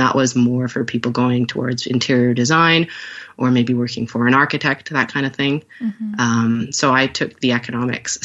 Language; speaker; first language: English; native; English